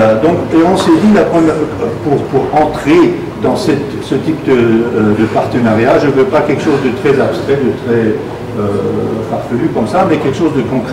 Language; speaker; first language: French; non-native, fluent; German